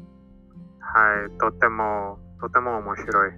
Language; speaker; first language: Japanese; non-native, learner; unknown